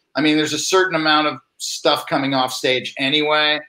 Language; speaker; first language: English; native; English